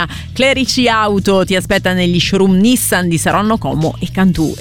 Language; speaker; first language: Italian; native; Italian